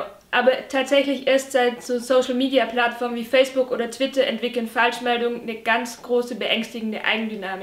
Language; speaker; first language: German; native; German